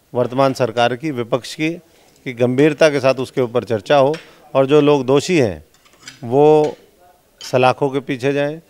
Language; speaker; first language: Hindi; native; Hindi